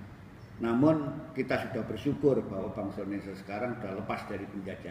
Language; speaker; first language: Indonesian; native; Indonesian